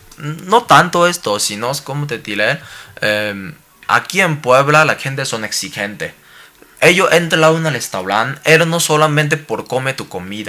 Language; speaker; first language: Spanish; non-native, learner; Cantonese